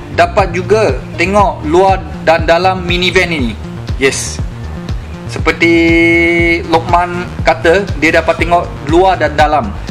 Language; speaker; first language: Malay; non-native, local second language; Min Nan Chinese